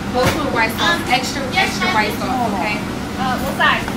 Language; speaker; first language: English; native; English